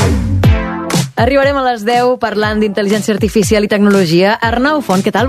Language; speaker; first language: Catalan; native; Catalan